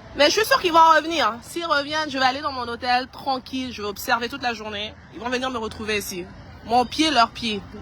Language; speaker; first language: French; non-native, local second language; Lingala